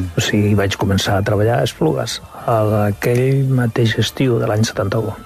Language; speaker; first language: Catalan; non-native, local second language; Spanish